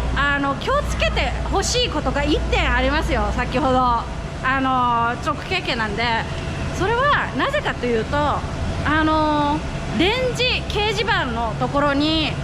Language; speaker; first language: Japanese; non-native, fluent; Thai